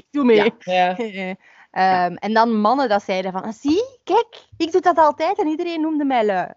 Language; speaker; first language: Dutch; native; Dutch